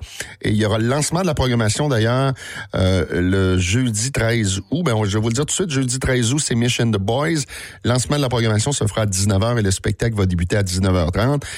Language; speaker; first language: French; native; French